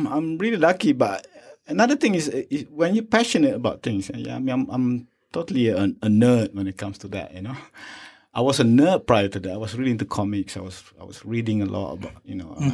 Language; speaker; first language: English; non-native, local second language; Malay